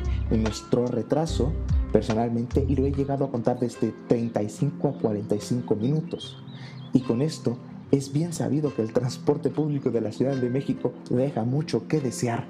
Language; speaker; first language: Spanish; native; Spanish